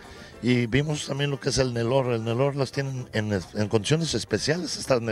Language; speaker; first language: Spanish; native; Spanish